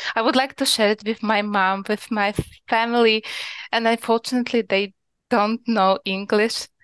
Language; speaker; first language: English; non-native, learner; Ukrainian